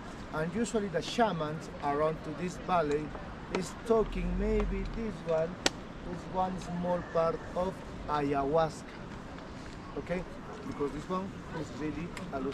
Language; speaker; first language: English; non-native, learner; Spanish